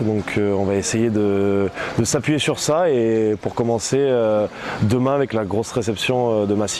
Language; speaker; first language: French; native; French